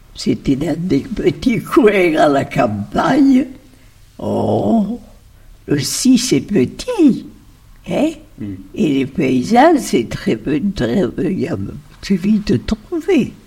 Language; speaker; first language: French; non-native, fluent; Spanish